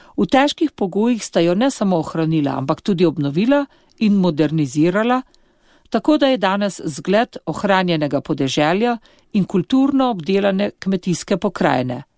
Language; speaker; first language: Slovenian; native; Slovenian